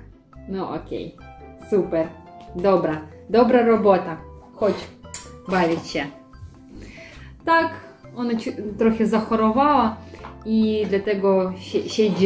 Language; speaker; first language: Polish; non-native, learner; Russian